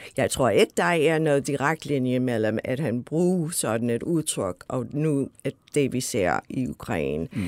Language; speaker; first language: Danish; non-native, fluent; English